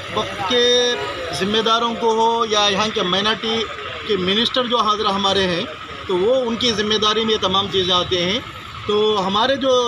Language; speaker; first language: Urdu; native; Urdu